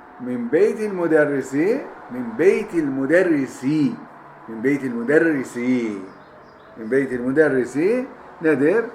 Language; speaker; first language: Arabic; non-native, fluent; Turkish